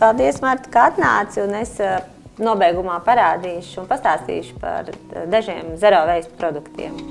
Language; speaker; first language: Latvian; native; Latvian